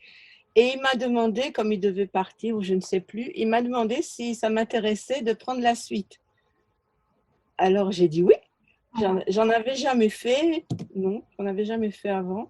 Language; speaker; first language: French; native; French